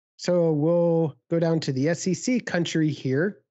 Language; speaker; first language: English; native; English